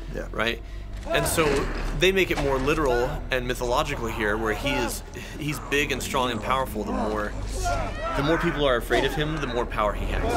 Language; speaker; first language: English; native; English